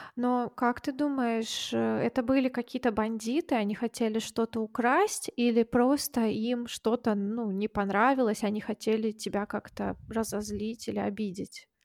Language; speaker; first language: Russian; native; Russian